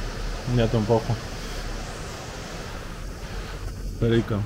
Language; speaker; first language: Spanish; non-native, fluent; Russian